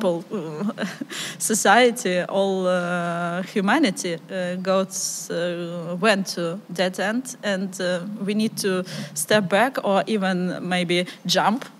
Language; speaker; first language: English; non-native, learner; Ukrainian